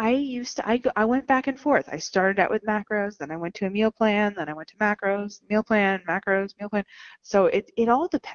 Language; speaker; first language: English; native; English